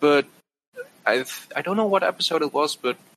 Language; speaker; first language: English; non-native, fluent; Dutch